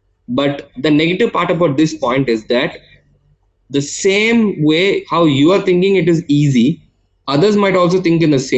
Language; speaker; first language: English; non-native, local second language; Telugu